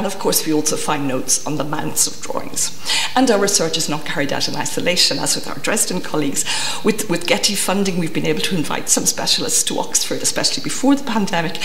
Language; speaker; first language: English; native; English